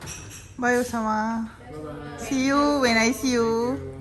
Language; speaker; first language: English; non-native, learner; Malay